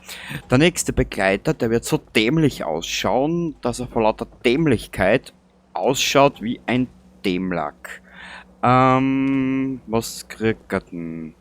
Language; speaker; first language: German; native; German